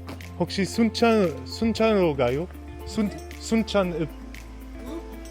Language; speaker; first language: Korean; non-native, learner; English